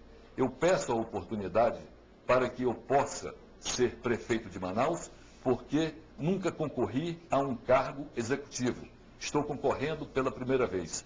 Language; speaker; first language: Portuguese; native; Portuguese